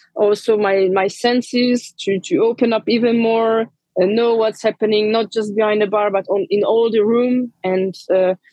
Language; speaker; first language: English; non-native, fluent; Romanian